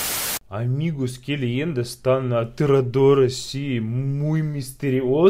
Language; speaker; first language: Spanish; non-native, learner; Russian